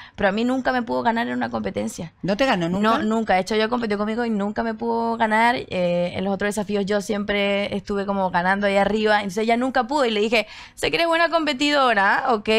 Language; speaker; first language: Spanish; native; Spanish